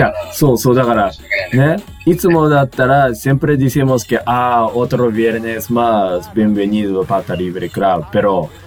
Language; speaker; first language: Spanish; non-native, learner; Japanese